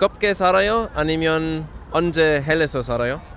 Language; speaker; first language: Korean; non-native, learner; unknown